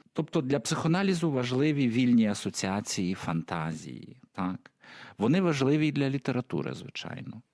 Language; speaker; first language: Ukrainian; native; Ukrainian